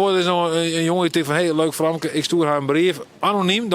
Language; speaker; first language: Dutch; non-native, local second language; Western Frisian